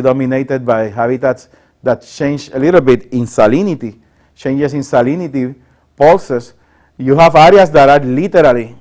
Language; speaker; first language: English; non-native, local second language; Spanish